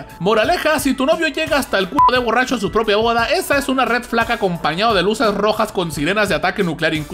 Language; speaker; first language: Spanish; native; Spanish